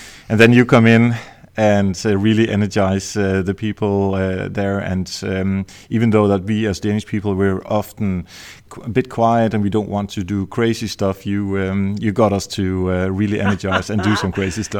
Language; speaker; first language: English; non-native, fluent; Danish